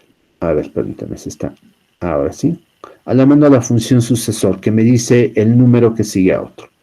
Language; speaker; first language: Spanish; native; Spanish